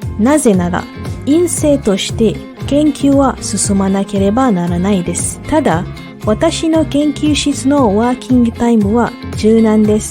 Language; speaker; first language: Japanese; non-native, fluent; Malay